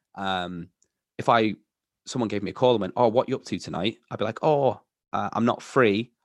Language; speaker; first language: English; native; English